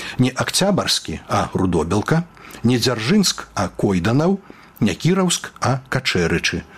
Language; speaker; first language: Belarusian; native; Belarusian